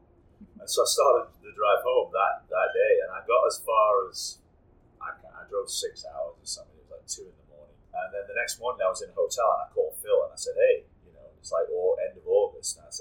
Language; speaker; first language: English; native; English